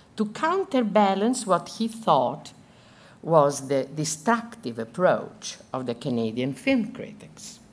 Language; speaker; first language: English; non-native, fluent; Italian